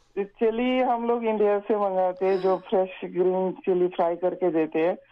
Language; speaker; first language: Hindi; non-native, local second language; Marathi